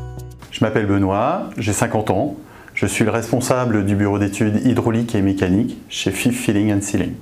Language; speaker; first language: French; native; French